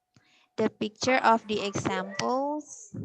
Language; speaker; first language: English; non-native, fluent; Indonesian